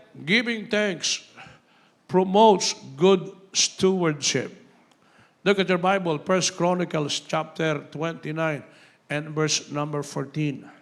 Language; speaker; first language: English; non-native, local second language; Filipino